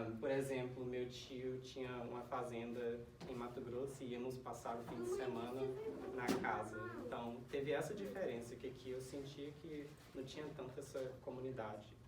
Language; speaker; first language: Portuguese; early bilingual, heritage; Portuguese